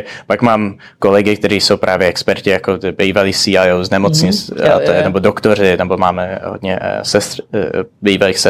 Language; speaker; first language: Czech; early bilingual, heritage; Czech